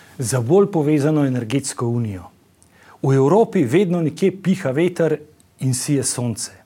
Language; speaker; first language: Slovenian; native; Slovenian